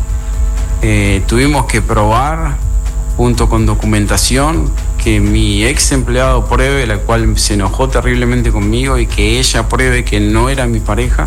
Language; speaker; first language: Spanish; native; Spanish